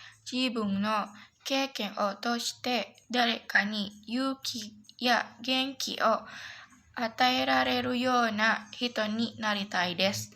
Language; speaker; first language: Japanese; non-native, learner; Indonesian